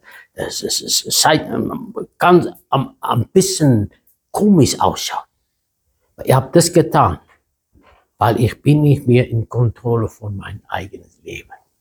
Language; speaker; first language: German; non-native, fluent; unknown